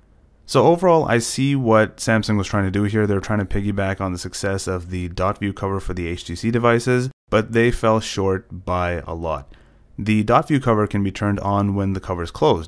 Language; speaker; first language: English; native; English